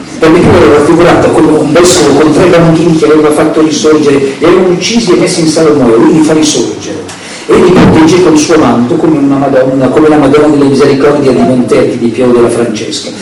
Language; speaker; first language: Italian; native; Italian